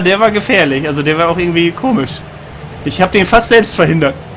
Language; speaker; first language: German; native; German